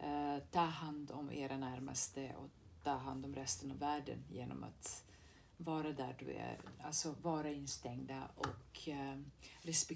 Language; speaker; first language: Swedish; non-native, fluent; Serbian